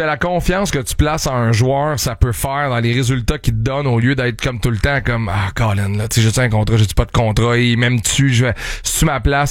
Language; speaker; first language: French; native; French